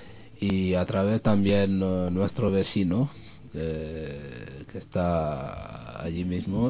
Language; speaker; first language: Spanish; non-native, learner; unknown